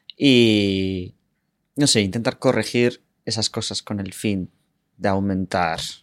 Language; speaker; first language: Spanish; non-native, fluent; English